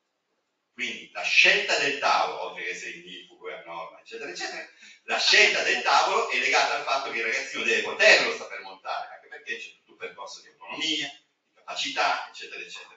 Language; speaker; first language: Italian; native; Italian